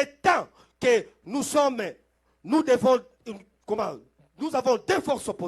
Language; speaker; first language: French; non-native, local second language; Lingala